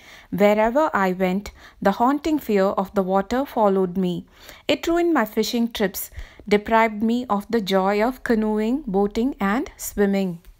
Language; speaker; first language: English; non-native, local second language; Tamil